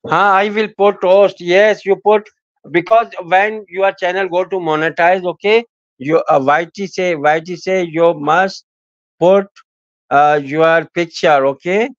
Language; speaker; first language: English; non-native, learner; Urdu